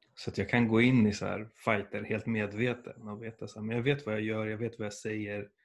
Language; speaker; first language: Swedish; early bilingual, other home language; Persian